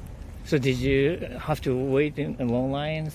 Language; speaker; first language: English; non-native, learner; Japanese